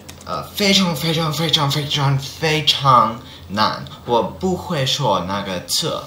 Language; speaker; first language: Chinese; non-native, learner; English